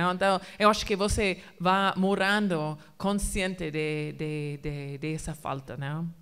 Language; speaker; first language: Portuguese; non-native, fluent; English